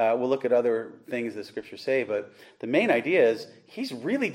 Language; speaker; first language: English; native; English